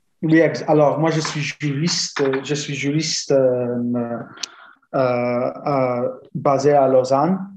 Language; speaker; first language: French; non-native, fluent; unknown